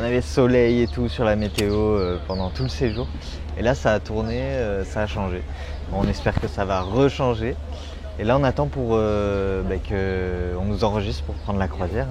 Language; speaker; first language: French; native; French